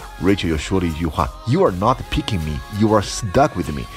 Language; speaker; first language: English; non-native, fluent; Chinese